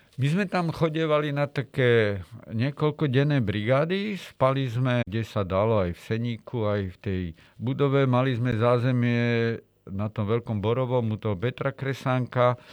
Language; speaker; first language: Slovak; native; Slovak